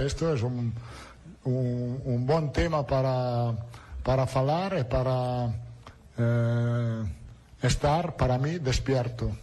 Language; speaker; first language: Portuguese; non-native, learner; Italian